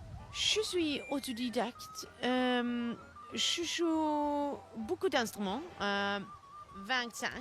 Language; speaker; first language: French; non-native, learner; Swedish